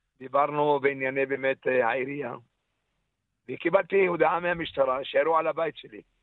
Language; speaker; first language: Hebrew; non-native, local second language; Arabic